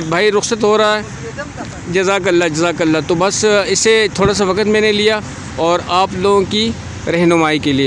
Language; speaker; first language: Urdu; non-native, local second language; Pashto